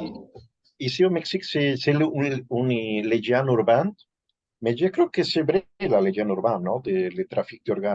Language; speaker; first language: French; non-native, learner; Spanish